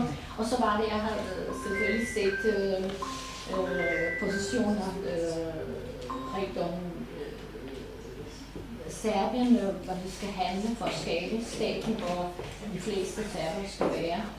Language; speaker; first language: Danish; non-native, fluent; Serbian